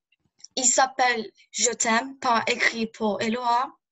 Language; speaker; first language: French; non-native, learner; Turkish